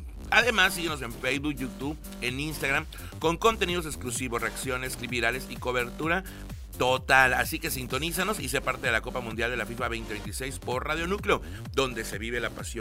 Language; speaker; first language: Spanish; native; Spanish